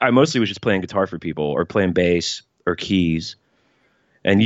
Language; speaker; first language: English; native; English